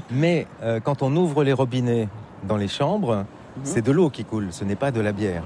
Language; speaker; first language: French; native; French